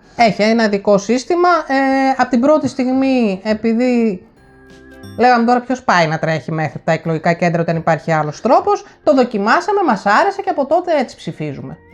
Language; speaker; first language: Greek; early bilingual, heritage; Greek